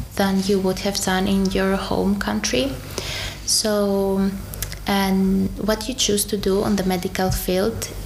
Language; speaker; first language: English; non-native, fluent; Greek